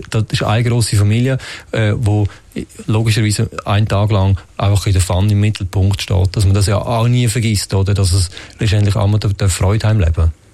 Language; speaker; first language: German; native; German